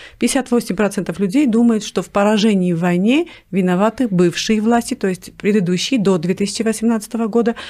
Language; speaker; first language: Russian; non-native, local second language; Armenian